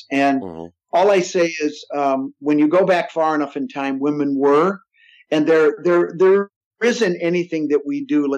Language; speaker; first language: English; native; English